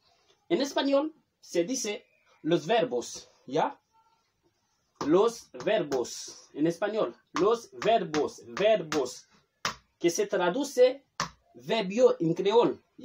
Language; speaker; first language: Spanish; non-native, fluent; Haitian Creole